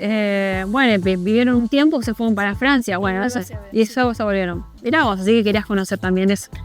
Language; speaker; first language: Spanish; native; Spanish